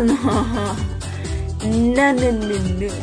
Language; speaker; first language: Spanish; native; Spanish